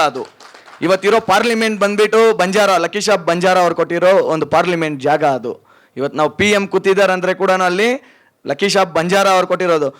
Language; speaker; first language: Kannada; non-native, local second language; Lambadi